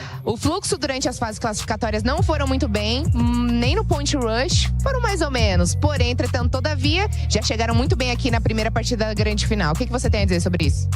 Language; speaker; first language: Portuguese; native; Portuguese